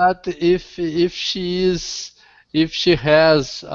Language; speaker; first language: English; non-native, learner; Portuguese